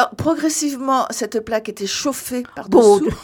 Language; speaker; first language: French; native; French